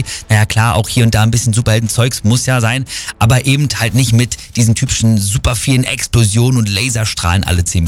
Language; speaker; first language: German; native; German